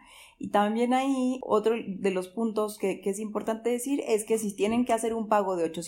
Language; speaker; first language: Spanish; native; Spanish